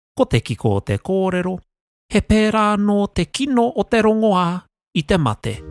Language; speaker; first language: Māori; non-native, local second language; English